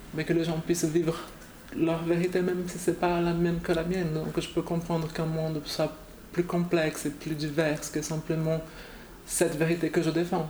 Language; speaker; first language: French; non-native, fluent; Portuguese